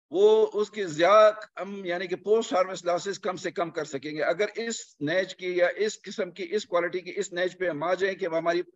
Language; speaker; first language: Urdu; non-native, local second language; Punjabi